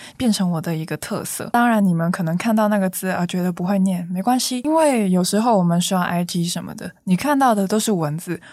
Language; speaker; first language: Chinese; non-native, local second language; Cantonese